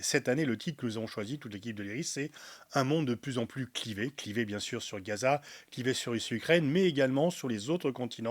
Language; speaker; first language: French; native; French